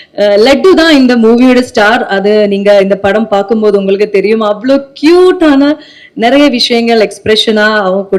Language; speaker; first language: Tamil; non-native, local second language; Malayalam